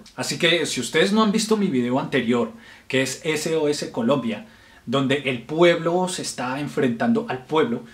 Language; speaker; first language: Spanish; native; Spanish